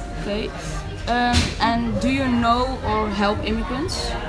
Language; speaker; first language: English; non-native, learner; Dutch